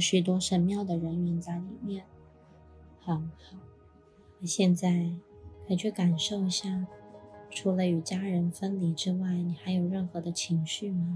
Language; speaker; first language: Chinese; native; Chinese